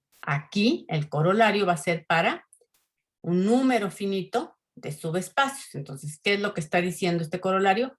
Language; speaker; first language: Spanish; native; Spanish